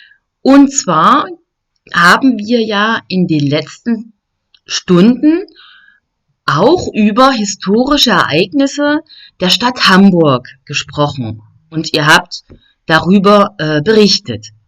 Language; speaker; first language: German; non-native, fluent; French